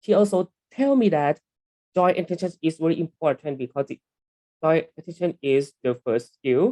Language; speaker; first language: English; non-native, learner; Thai